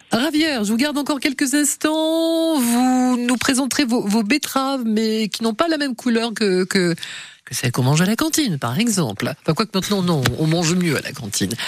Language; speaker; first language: French; native; French